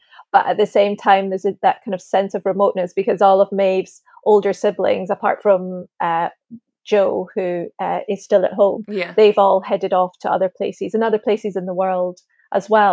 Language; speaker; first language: English; native; English